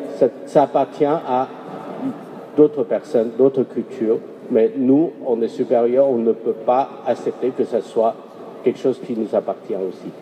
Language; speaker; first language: French; non-native, fluent; Chinese